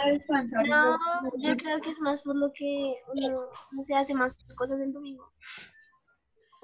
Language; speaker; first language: Spanish; native; Spanish